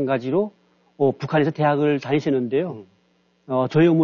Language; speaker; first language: Korean; native; Korean